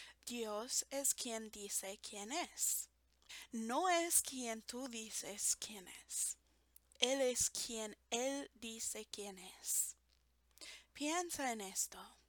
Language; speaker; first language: Spanish; non-native, fluent; English